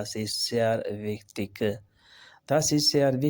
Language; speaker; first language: German; non-native, fluent; Urdu